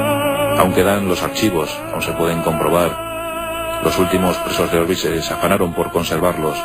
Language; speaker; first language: Spanish; native; Spanish